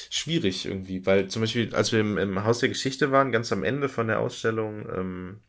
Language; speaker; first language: German; native; German